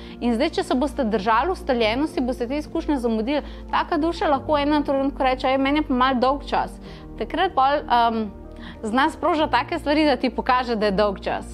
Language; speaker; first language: Slovenian; non-native, local second language; Croatian